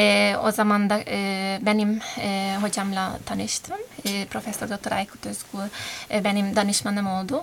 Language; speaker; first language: Turkish; non-native, fluent; Hungarian